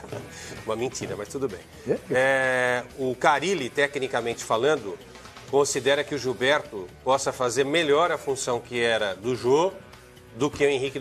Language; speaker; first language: Portuguese; native; Portuguese